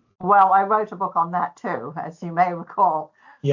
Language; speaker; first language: English; native; English